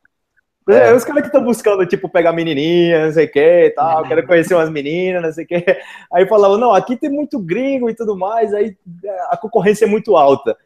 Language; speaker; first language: Portuguese; native; Portuguese